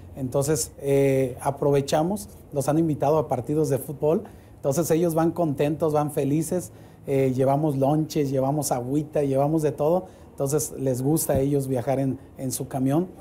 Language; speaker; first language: Spanish; native; Spanish